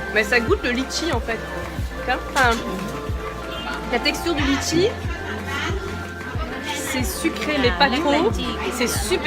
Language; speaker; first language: French; native; French